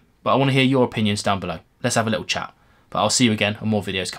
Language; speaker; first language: English; native; English